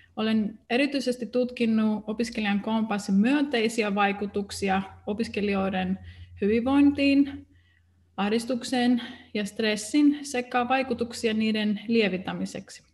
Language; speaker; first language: Finnish; non-native, fluent; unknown